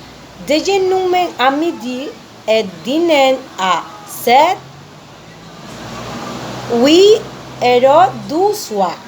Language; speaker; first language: French; non-native, learner; Spanish